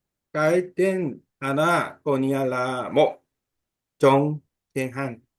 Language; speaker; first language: Vietnamese; non-native, learner; Korean